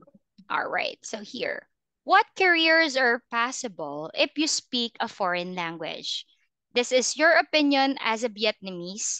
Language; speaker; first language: English; non-native, fluent; Filipino